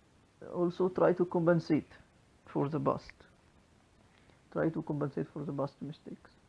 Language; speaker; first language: English; non-native, local second language; Arabic